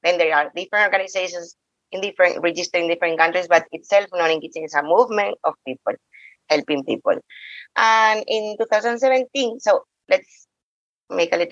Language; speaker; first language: English; non-native, fluent; Spanish